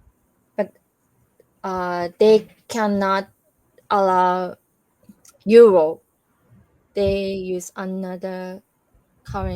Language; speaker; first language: English; non-native, learner; Japanese